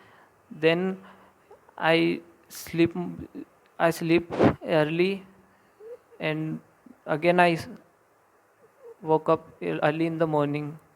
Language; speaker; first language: English; non-native, learner; Hindi